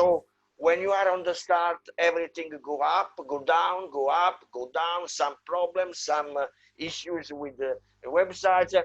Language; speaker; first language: English; non-native, fluent; Italian